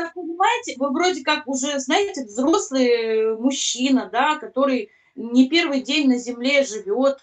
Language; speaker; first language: Russian; native; Russian